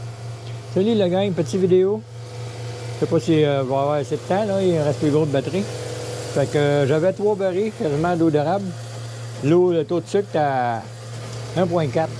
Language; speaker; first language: French; native; French